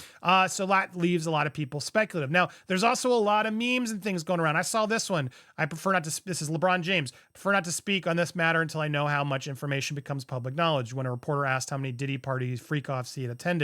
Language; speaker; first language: English; native; English